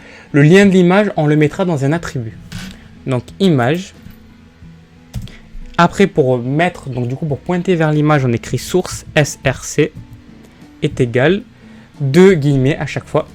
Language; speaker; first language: French; native; French